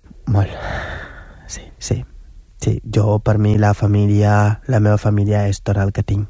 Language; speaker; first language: Catalan; non-native, local second language; Wolof